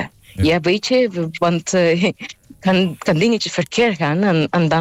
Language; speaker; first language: Dutch; non-native, fluent; Spanish